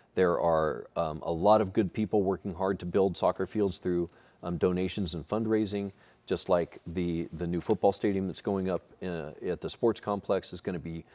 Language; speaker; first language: English; native; English